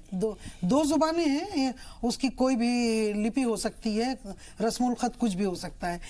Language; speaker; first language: Hindi; native; Hindi